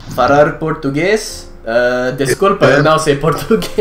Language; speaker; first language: Portuguese; non-native, learner; English